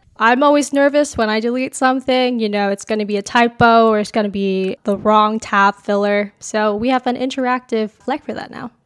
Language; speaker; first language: English; native; English